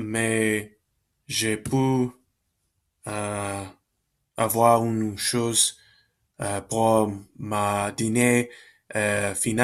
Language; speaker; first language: French; non-native, learner; Spanish